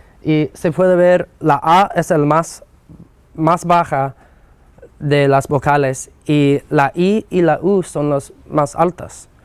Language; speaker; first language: Spanish; non-native, fluent; English